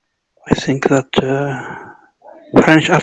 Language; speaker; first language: English; non-native, local second language; Arabic